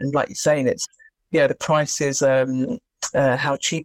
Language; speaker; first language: English; native; English